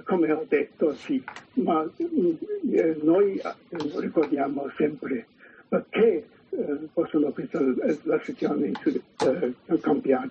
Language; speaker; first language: Italian; non-native, learner; Chinese